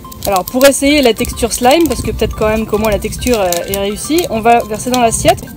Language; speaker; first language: French; native; French